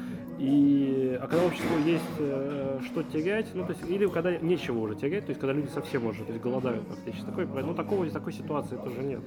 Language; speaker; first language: Russian; native; Russian